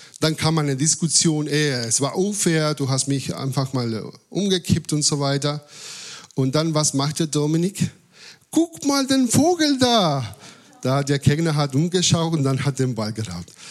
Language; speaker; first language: German; non-native, fluent; Spanish